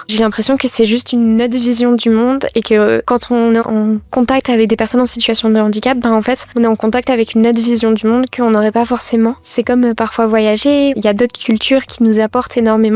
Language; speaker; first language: French; native; French